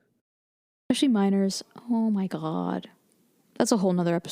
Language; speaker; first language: English; native; English